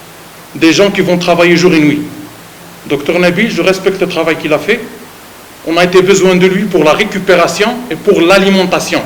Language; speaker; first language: French; non-native, fluent; Arabic